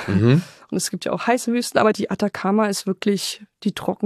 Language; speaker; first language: German; native; German